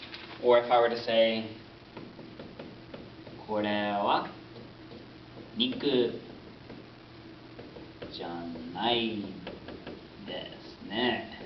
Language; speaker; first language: Japanese; non-native, fluent; English